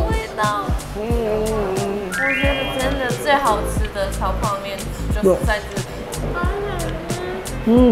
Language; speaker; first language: Chinese; non-native, fluent; Japanese